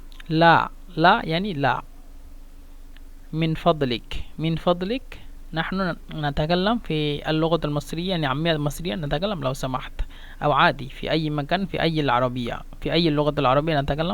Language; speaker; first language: Arabic; non-native, fluent; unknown